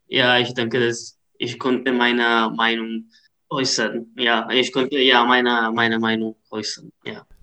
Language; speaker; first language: German; non-native, learner; Italian